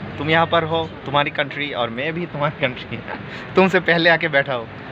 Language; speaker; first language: Hindi; native; Hindi